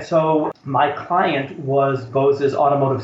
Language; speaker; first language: English; native; English